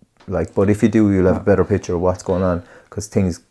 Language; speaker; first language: English; native; English